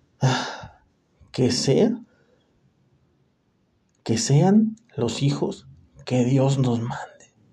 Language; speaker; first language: Spanish; native; Spanish